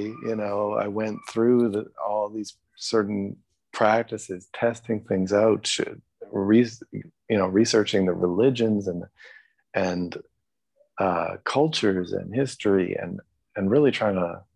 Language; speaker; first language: English; native; English